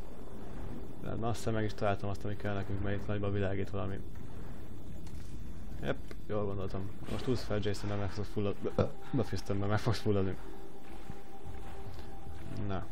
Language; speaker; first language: Hungarian; native; Hungarian